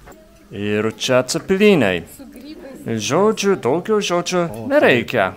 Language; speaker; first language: Lithuanian; non-native, fluent; Japanese